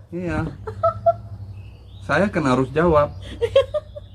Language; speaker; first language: Indonesian; non-native, learner; Dutch